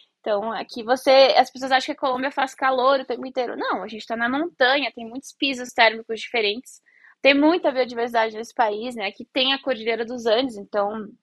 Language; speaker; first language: Portuguese; native; Portuguese